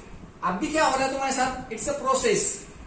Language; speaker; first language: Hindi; non-native, local second language; Marathi